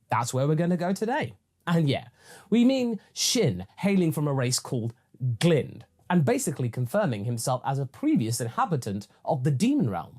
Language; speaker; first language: English; native; English